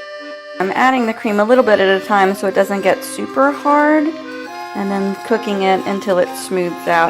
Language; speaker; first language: English; native; English